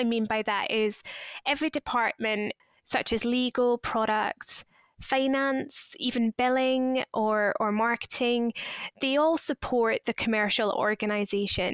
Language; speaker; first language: English; native; English